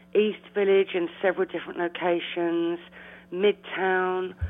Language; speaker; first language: English; native; English